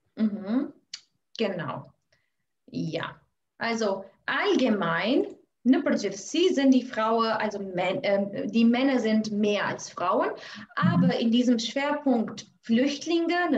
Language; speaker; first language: German; non-native, fluent; Albanian